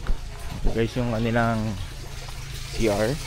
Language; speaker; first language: Filipino; native; Filipino